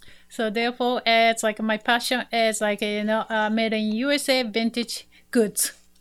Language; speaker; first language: English; non-native, fluent; Japanese